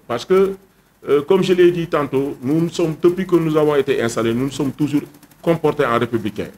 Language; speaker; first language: French; non-native, local second language; Wolof